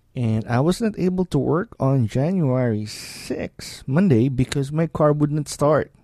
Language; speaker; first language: English; non-native, local second language; Filipino